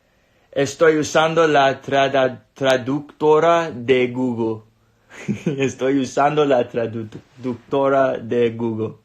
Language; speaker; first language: Spanish; non-native, learner; English